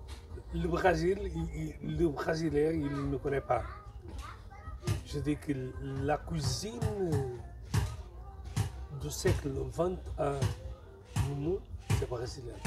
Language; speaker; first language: French; non-native, learner; Portuguese